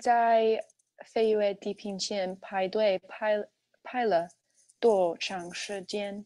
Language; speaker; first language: Chinese; non-native, learner; English